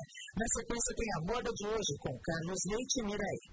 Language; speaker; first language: Portuguese; native; Portuguese